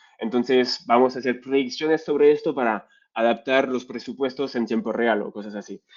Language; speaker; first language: Spanish; non-native, fluent; French